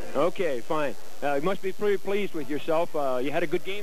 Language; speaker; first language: English; native; English